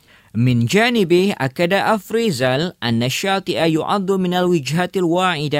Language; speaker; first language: Arabic; non-native, fluent; Indonesian